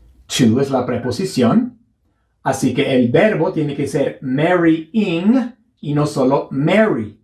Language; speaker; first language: Spanish; non-native, fluent; English